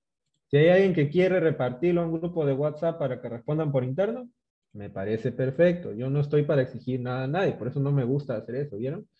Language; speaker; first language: Spanish; native; Spanish